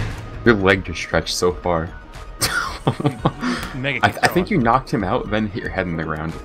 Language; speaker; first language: English; native; English